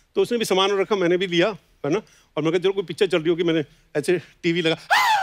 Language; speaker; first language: Hindi; native; Hindi